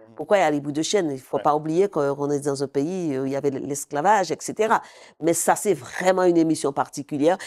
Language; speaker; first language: French; native; French